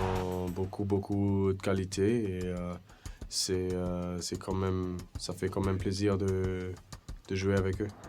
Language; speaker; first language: French; non-native, fluent; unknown